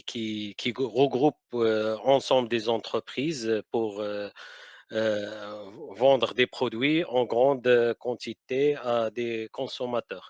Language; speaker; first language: French; non-native, local second language; Arabic